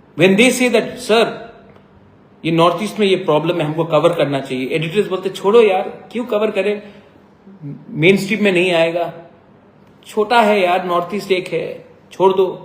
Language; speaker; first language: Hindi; non-native, local second language; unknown